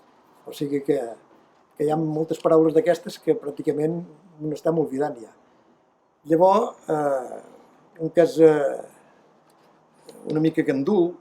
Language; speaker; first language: Catalan; native; Catalan